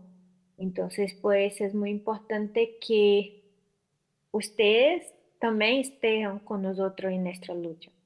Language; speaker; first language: Spanish; non-native, learner; Portuguese